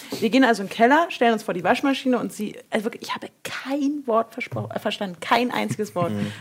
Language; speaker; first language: German; native; German